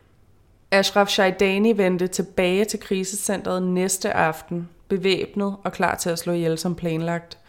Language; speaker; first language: Danish; native; Danish